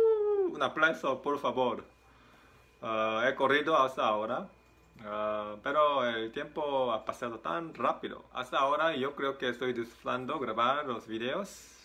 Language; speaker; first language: Spanish; non-native, learner; Korean